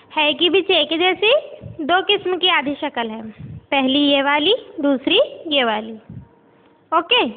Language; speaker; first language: Hindi; native; Hindi